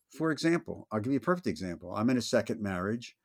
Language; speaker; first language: English; native; English